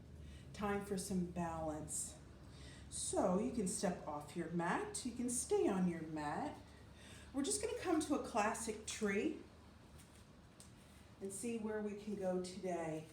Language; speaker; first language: English; native; English